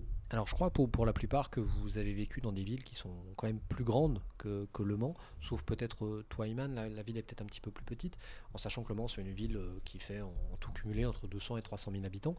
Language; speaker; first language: French; native; French